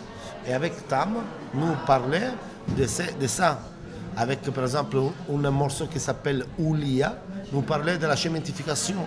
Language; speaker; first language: French; non-native, learner; Italian